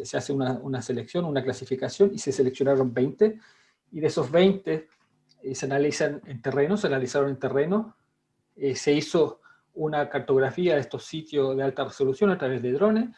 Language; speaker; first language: Spanish; native; Spanish